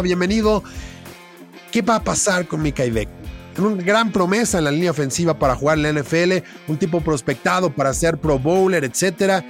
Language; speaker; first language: Spanish; native; Spanish